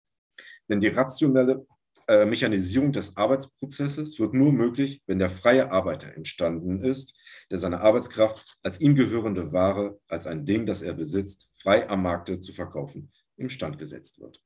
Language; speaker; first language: German; native; German